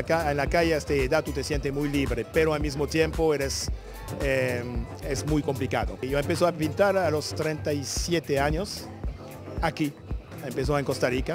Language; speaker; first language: Spanish; non-native, fluent; French